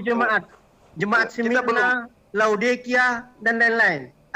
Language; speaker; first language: Indonesian; native; Indonesian